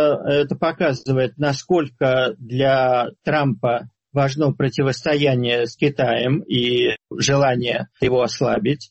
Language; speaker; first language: Russian; native; Russian